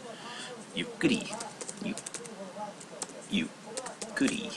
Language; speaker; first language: Japanese; non-native, learner; English